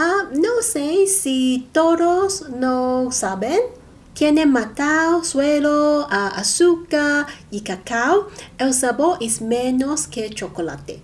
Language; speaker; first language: Spanish; non-native, learner; Cantonese